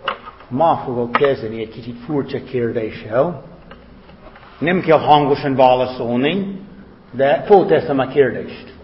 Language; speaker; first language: Hungarian; non-native, fluent; English